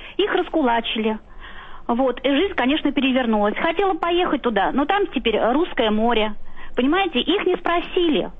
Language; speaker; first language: Russian; native; Russian